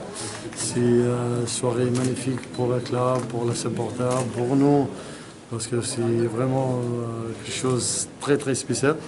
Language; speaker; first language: French; non-native, fluent; Arabic